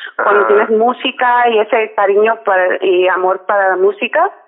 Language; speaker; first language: Spanish; early bilingual, heritage; Spanish